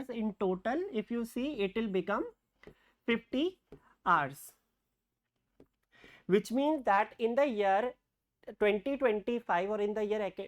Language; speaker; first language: English; non-native, local second language; Hindi